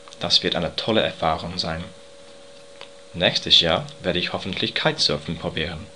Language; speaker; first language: German; non-native, learner; English